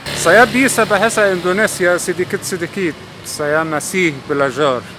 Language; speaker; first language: Indonesian; non-native, fluent; Arabic